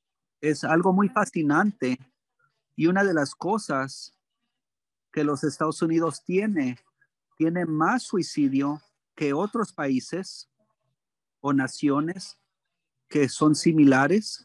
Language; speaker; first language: Spanish; early bilingual, heritage; English